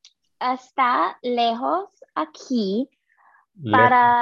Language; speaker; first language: Spanish; non-native, learner; English